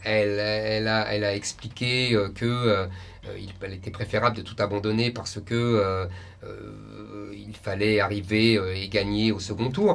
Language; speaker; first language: French; native; French